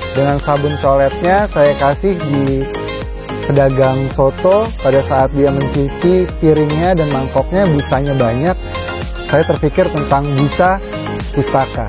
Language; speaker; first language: Indonesian; native; Indonesian